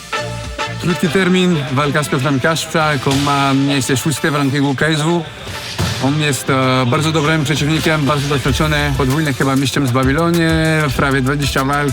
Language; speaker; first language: Polish; non-native, fluent; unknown